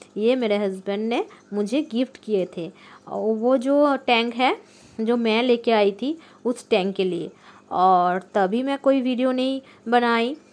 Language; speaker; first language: Hindi; non-native, local second language; Bangla